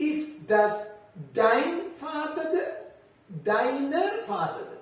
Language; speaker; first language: German; non-native, learner; Sinhala